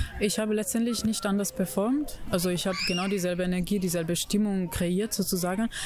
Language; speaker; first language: German; non-native, fluent; Italian